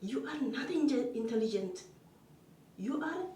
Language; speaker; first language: English; non-native, learner; Amharic